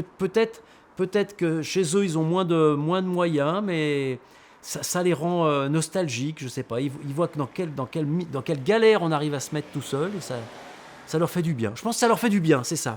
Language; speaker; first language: French; native; French